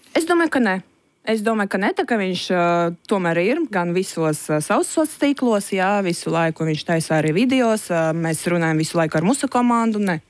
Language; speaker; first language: Latvian; non-native, local second language; Russian